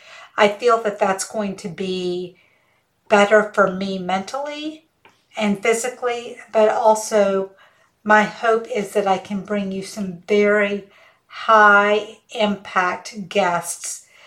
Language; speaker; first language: English; early bilingual, other home language; Hindi